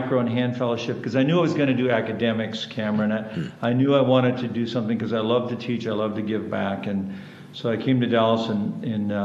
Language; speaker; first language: English; early bilingual, other home language; German